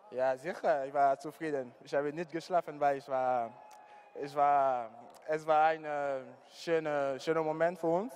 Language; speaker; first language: German; non-native, learner; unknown